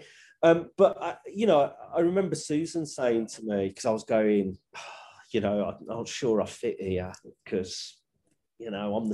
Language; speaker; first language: English; native; English